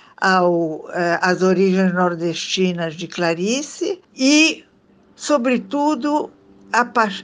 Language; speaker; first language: Portuguese; non-native, fluent; Italian